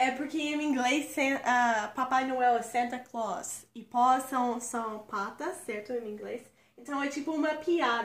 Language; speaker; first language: Portuguese; non-native, fluent; English